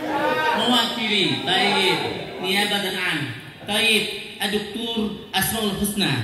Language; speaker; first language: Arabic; non-native, fluent; Indonesian